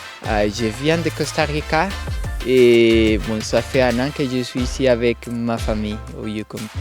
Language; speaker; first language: French; non-native, learner; Spanish